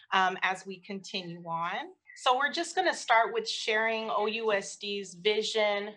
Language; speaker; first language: English; native; English